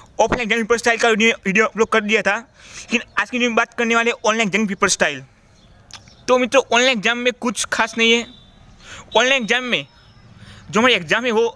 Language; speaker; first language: Hindi; non-native, local second language; Gujarati